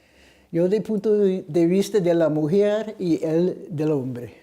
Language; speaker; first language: Spanish; non-native, fluent; English